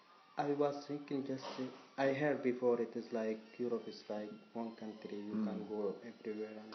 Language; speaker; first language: English; non-native, learner; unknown